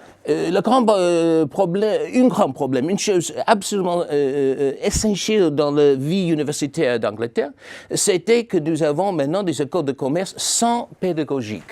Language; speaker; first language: French; non-native, fluent; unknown